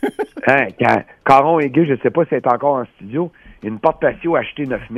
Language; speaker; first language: French; native; French